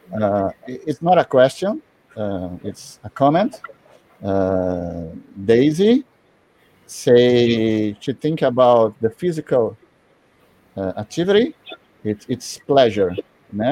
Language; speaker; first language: English; non-native, learner; Portuguese